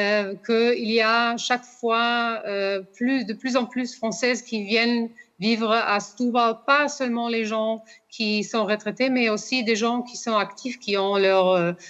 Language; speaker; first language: French; non-native, fluent; Portuguese